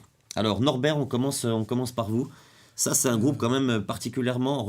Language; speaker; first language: French; native; French